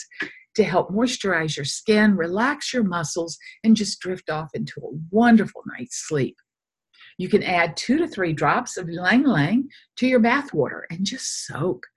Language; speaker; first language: English; native; English